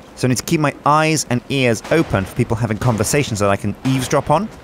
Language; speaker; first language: English; native; English